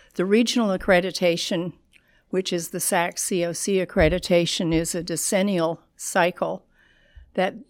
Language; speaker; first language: English; native; English